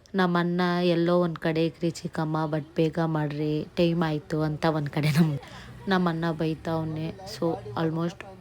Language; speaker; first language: Kannada; non-native, local second language; Nepali